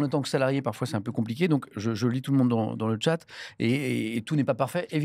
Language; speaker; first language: French; native; French